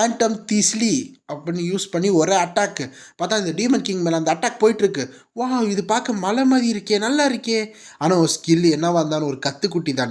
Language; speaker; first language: Tamil; native; Tamil